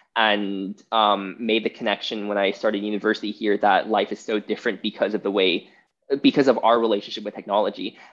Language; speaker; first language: English; non-native, fluent; Chinese